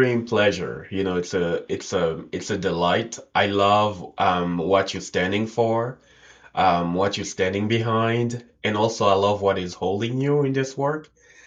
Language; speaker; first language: English; non-native, local second language; French